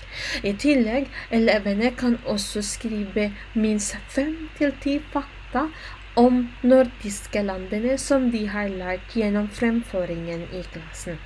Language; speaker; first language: Norwegian; non-native, learner; Filipino